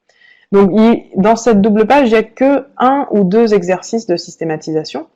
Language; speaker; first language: French; native; French